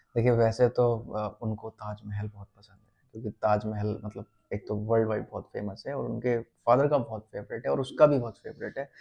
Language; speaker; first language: Hindi; native; Hindi